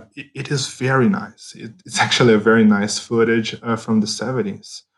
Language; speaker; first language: English; non-native, fluent; Portuguese